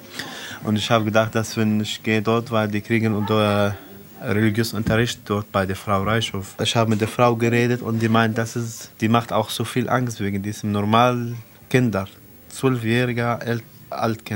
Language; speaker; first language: German; non-native, learner; Arabic